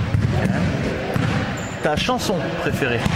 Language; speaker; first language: French; native; French